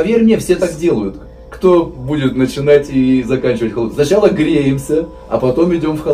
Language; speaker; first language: Russian; native; Russian